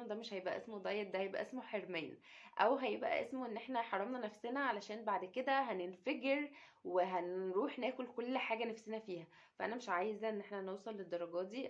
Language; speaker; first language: Arabic; native; Arabic